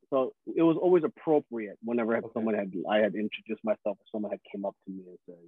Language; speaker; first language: English; early bilingual, other home language; Filipino